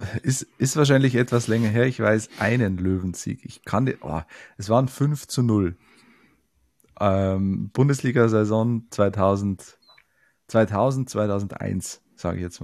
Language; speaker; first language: German; native; German